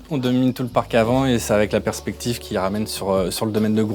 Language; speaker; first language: French; native; French